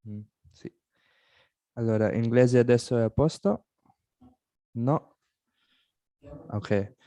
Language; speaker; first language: Italian; non-native, fluent; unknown